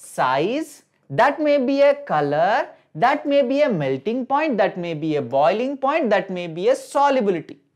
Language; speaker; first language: English; non-native, local second language; Telugu